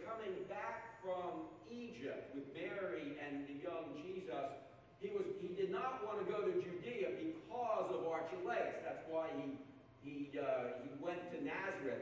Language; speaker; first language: English; native; English